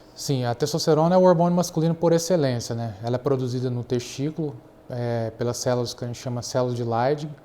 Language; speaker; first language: Portuguese; native; Portuguese